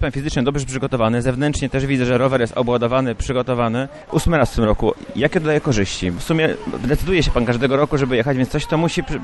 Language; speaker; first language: Polish; native; Polish